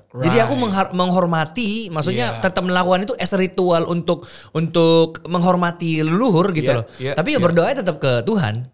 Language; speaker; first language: Indonesian; native; Indonesian